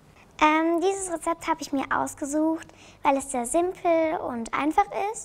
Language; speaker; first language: German; native; German